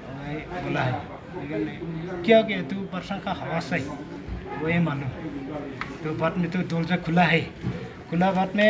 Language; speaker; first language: Hindi; non-native, local second language; Khasi